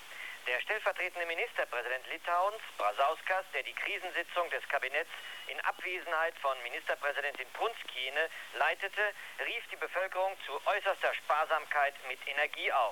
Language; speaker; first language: German; native; German